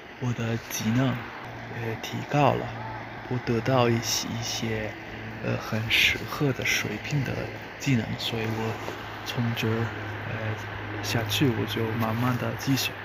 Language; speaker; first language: Chinese; non-native, fluent; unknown